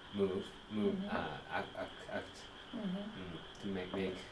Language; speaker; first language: English; non-native, learner; Japanese